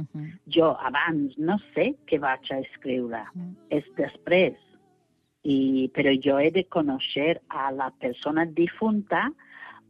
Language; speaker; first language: Catalan; non-native, fluent; English